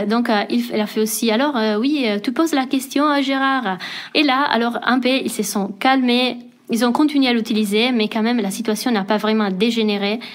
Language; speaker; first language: French; non-native, fluent; Italian